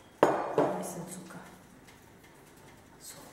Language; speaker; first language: German; non-native, fluent; Italian